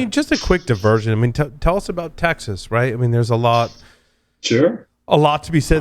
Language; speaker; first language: English; native; English